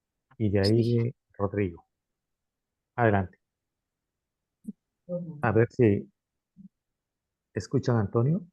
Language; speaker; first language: Spanish; native; Spanish